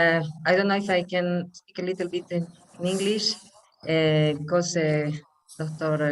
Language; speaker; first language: English; non-native, fluent; Spanish